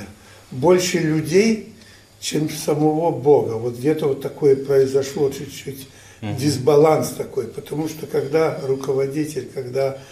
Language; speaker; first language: Russian; non-native, fluent; Ukrainian